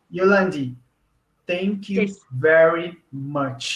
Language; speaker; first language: English; non-native, learner; Portuguese